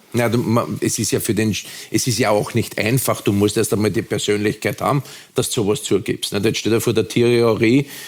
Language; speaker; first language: German; native; German